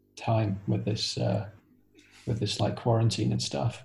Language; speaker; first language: English; native; English